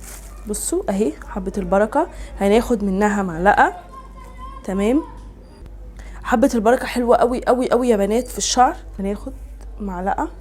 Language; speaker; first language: Arabic; native; Arabic